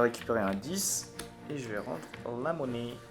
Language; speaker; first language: French; native; French